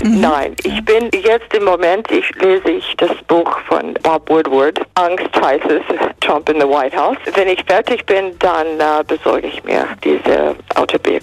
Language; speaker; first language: German; non-native, fluent; English